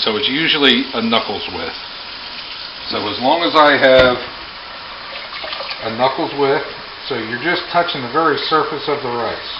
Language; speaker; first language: English; native; English